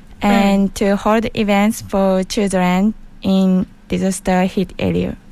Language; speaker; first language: English; non-native, learner; Japanese